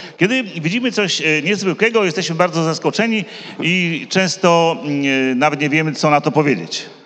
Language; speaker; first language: Polish; native; Polish